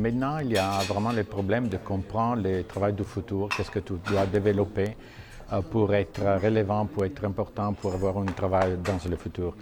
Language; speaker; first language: French; non-native, fluent; Italian